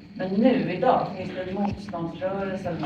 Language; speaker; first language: Swedish; native; Swedish